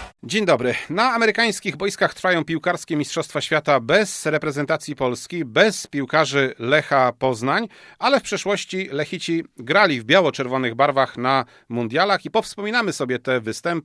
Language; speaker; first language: Polish; native; Polish